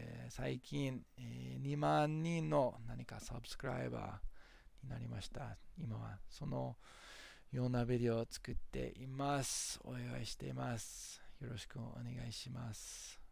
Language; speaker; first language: Japanese; non-native, fluent; English